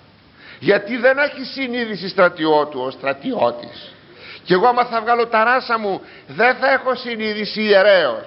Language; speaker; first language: Greek; native; Greek